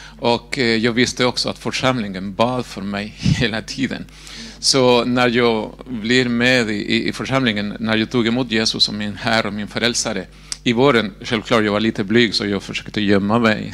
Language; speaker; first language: Swedish; non-native, fluent; Spanish